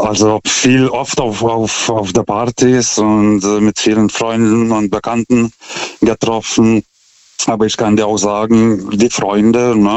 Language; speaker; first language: German; non-native, fluent; Lithuanian